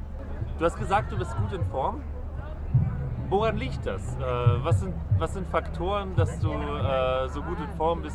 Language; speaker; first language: German; native; German